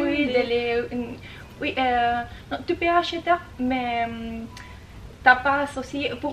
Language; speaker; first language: French; non-native, learner; Spanish